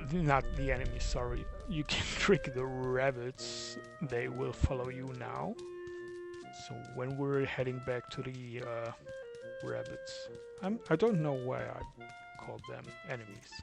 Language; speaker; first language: English; non-native, fluent; German